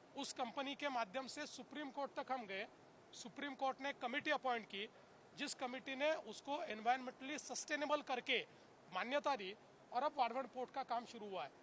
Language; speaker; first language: Hindi; non-native, local second language; Marathi